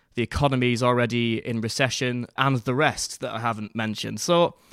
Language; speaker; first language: English; native; English